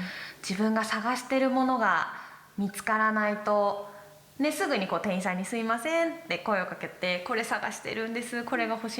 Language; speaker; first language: Japanese; native; Japanese